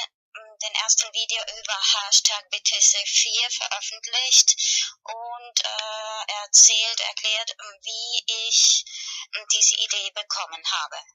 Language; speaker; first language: German; non-native, fluent; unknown